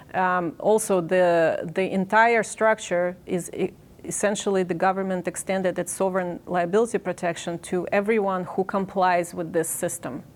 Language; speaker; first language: English; non-native, fluent; Ukrainian